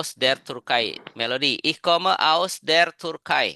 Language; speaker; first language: German; non-native, learner; Indonesian